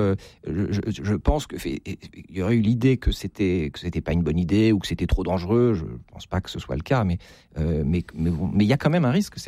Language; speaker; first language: French; native; French